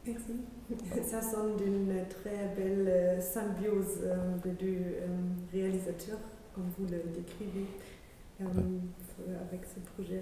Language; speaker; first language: French; non-native, fluent; German